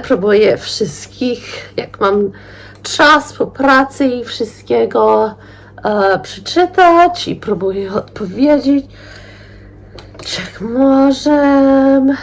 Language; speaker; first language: Polish; early bilingual, heritage; Polish